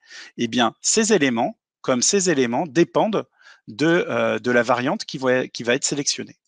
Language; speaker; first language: French; native; French